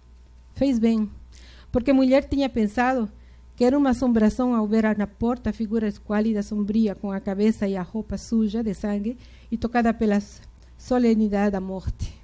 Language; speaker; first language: Portuguese; non-native, fluent; Spanish